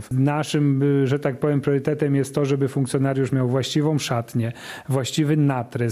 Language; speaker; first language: Polish; native; Polish